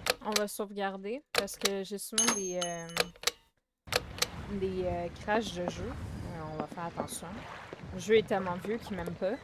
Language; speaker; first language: French; native; French